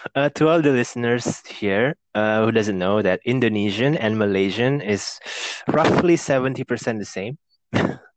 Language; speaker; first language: English; non-native, fluent; Indonesian